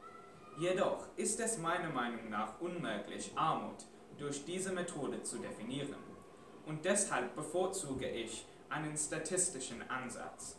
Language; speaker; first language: German; non-native, fluent; English